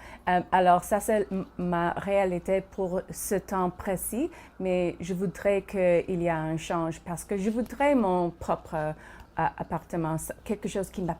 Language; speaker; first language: French; non-native, local second language; English